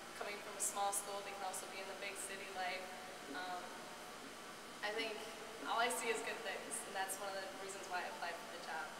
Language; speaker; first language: English; native; English